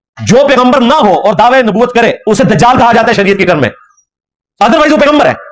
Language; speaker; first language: Urdu; non-native, local second language; Punjabi